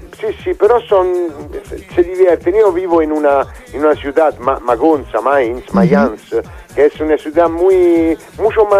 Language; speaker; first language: Spanish; non-native, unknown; Italian